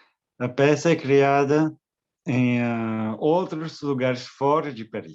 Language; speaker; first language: Portuguese; non-native, fluent; French